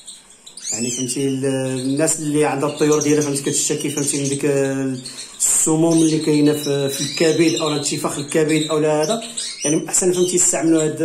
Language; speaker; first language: Arabic; native; Arabic